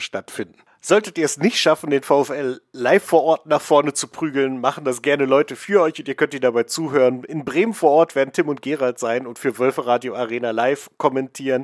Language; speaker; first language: German; native; German